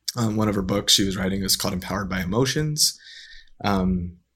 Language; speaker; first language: English; native; English